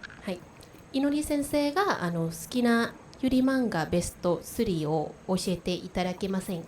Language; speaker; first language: Japanese; non-native, learner; Thai